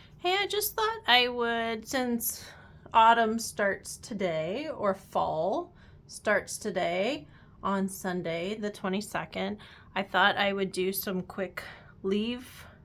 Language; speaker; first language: English; native; English